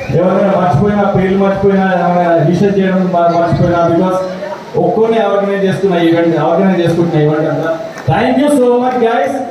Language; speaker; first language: Telugu; early bilingual, heritage; Telugu